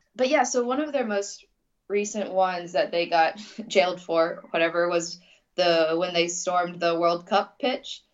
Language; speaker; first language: English; early bilingual, other home language; Russian